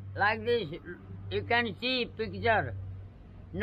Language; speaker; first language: English; non-native, learner; Nepali